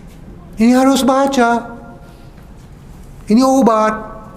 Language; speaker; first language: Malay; non-native, fluent; English